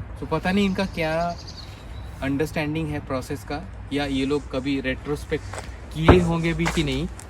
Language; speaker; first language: Hindi; non-native, local second language; Bangla